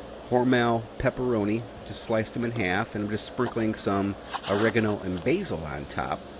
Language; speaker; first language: English; native; English